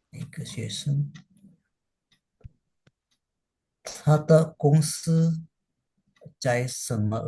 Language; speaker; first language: Chinese; non-native, learner; Indonesian